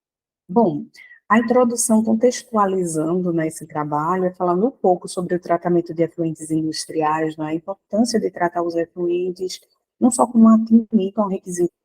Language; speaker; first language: Portuguese; native; Portuguese